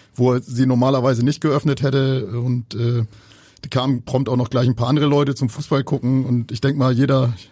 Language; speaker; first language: German; native; German